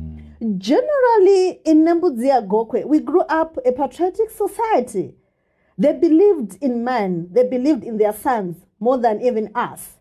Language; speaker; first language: English; non-native, local second language; Shona